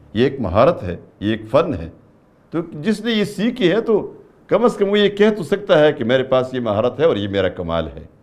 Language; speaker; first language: Urdu; non-native, local second language; Pashto